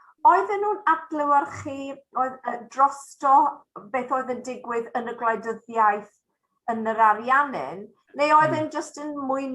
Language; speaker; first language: Welsh; non-native, fluent; English